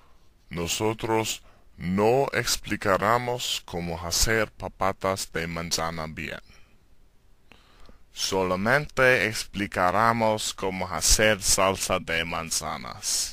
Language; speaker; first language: Spanish; non-native, learner; English